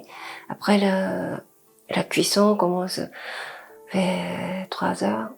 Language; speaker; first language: French; non-native, fluent; Japanese